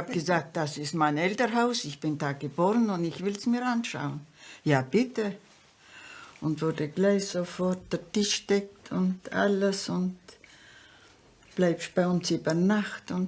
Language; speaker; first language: German; early bilingual, heritage; German